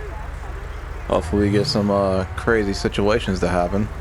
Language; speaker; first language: English; native; English